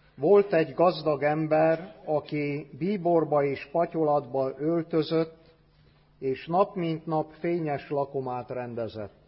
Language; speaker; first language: Hungarian; native; Hungarian